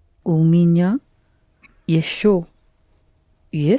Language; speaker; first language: Russian; non-native, learner; English